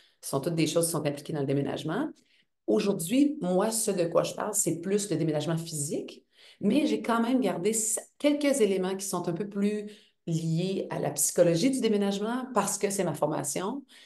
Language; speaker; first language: French; native; French